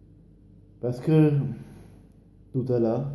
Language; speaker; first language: French; non-native, learner; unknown